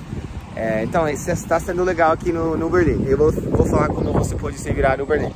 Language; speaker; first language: Portuguese; non-native, fluent; English